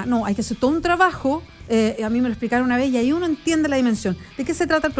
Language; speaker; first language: Spanish; native; Spanish